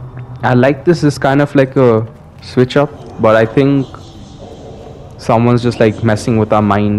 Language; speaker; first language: English; native; English